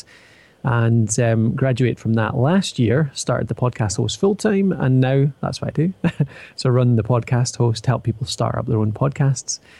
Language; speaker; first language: English; native; English